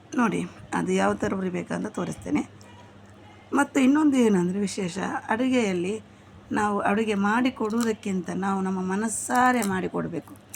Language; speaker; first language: Kannada; non-native, local second language; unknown